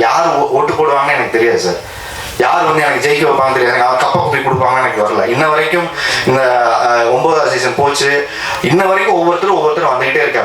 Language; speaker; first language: Tamil; native; Tamil